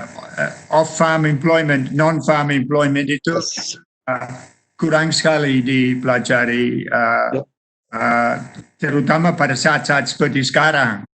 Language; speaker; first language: Indonesian; non-native, fluent; English